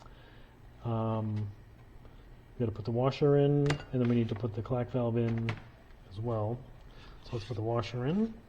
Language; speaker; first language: English; native; English